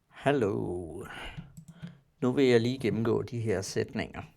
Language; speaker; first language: Danish; non-native, learner; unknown